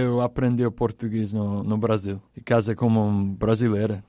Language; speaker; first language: Portuguese; non-native, learner; English